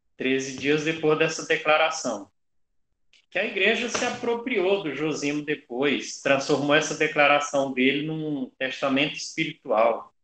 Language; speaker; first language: Portuguese; native; Portuguese